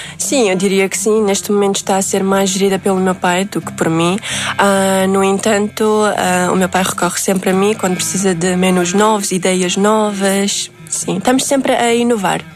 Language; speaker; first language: Portuguese; early bilingual, other home language; Uzbek